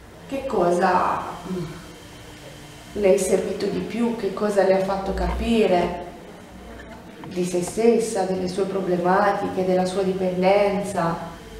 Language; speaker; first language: Italian; native; Italian